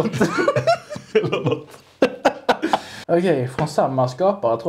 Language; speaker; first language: Swedish; native; Swedish